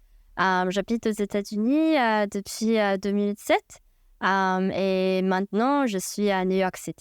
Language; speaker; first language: French; non-native, fluent; Chinese